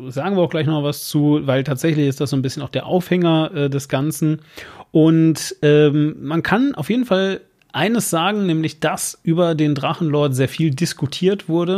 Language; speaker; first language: German; native; German